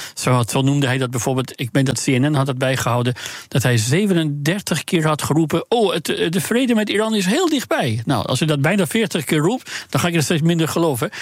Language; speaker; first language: Dutch; non-native, fluent; Persian